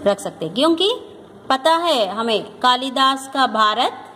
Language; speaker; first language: Hindi; non-native, local second language; Telugu